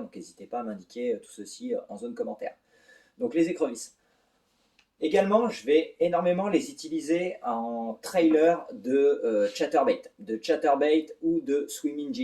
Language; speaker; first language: French; native; French